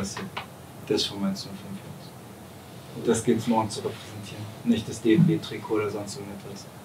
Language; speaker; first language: German; native; German